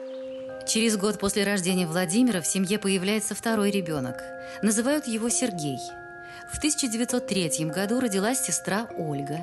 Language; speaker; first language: Russian; native; Russian